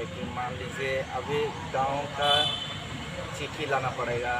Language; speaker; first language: Hindi; non-native, local second language; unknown